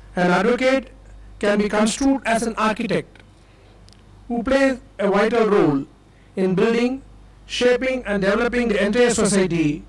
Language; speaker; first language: English; non-native, local second language; Tamil